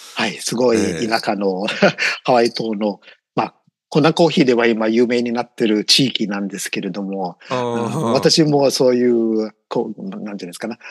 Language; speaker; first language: Japanese; non-native, fluent; English